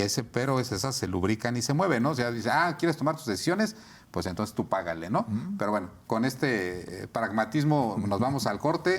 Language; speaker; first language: Spanish; native; Spanish